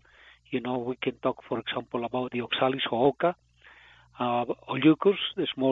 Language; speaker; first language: English; non-native, fluent; Spanish